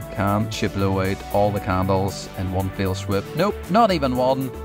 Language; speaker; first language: English; native; English